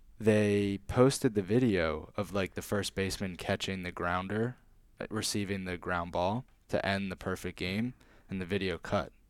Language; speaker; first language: English; native; English